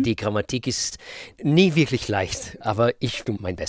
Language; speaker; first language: German; non-native, fluent; Russian